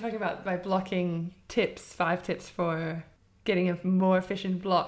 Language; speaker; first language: English; native; English